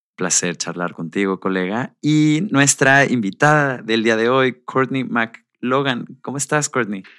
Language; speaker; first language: Spanish; native; Spanish